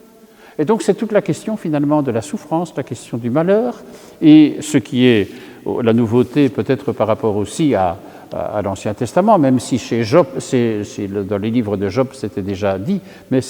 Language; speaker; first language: French; native; French